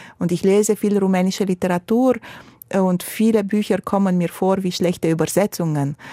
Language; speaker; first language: German; non-native, fluent; Romanian